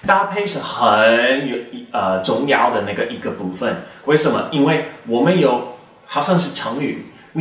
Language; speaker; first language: Chinese; non-native, fluent; English